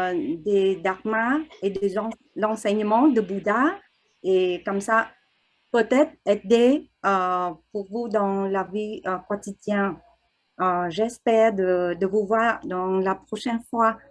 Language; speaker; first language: French; non-native, learner; Vietnamese